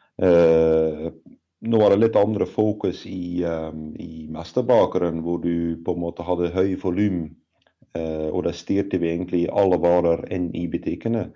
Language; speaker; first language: Norwegian; non-native, fluent; Dutch